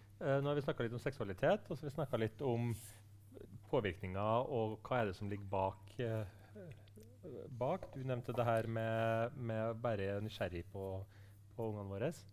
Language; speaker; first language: Norwegian; native; Norwegian